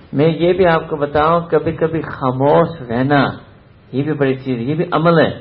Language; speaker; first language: Urdu; native; Urdu